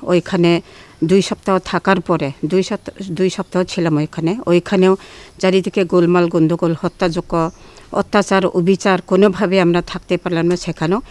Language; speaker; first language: Bangla; non-native, local second language; Garo